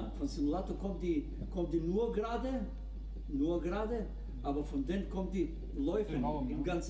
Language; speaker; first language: German; non-native, learner; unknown